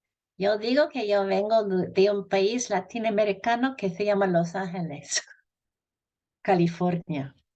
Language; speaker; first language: Spanish; non-native, fluent; English